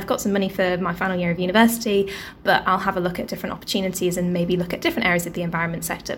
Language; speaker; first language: English; native; English